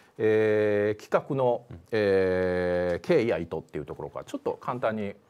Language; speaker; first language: Japanese; native; Japanese